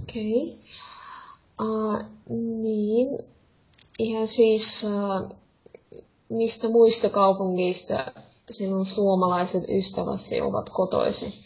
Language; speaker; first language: Finnish; non-native, fluent; Russian